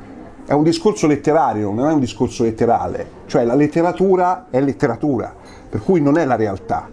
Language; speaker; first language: Italian; native; Italian